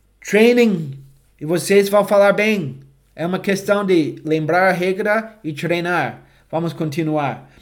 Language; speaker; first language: Portuguese; non-native, fluent; English